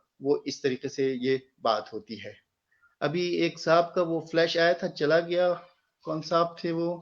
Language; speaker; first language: Urdu; native; Urdu